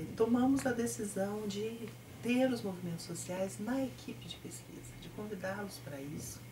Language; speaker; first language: Portuguese; native; Portuguese